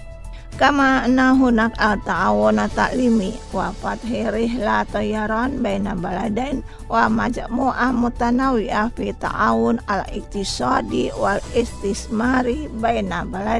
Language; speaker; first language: Arabic; non-native, fluent; Indonesian